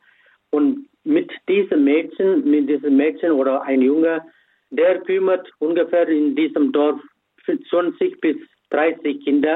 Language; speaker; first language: German; non-native, fluent; Tamil